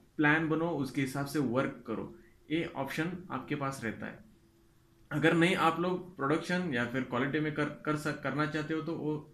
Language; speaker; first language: Hindi; non-native, local second language; Kannada